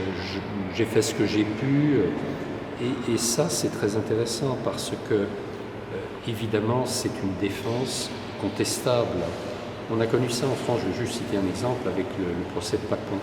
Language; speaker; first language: French; native; French